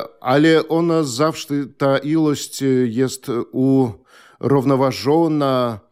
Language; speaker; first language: Polish; non-native, fluent; Belarusian